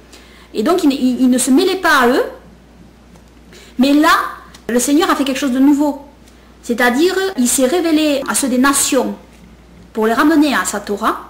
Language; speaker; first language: French; native; French